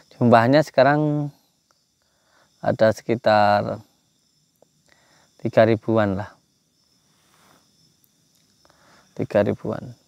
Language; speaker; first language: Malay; non-native, local second language; Javanese